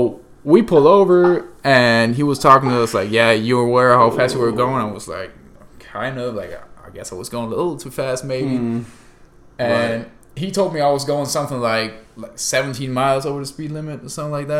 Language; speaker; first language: English; non-native, fluent; German